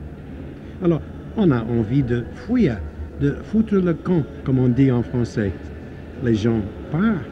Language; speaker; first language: French; non-native, fluent; English